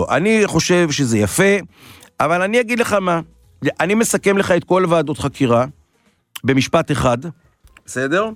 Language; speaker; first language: Hebrew; native; Hebrew